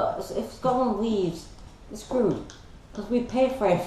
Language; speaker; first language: English; native; English